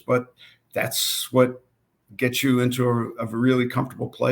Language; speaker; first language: English; native; English